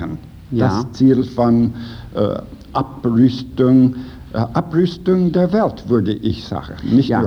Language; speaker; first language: German; non-native, fluent; English